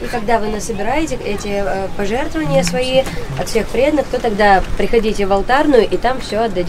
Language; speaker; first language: Russian; native; Russian